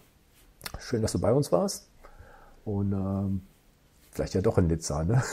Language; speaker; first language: German; native; German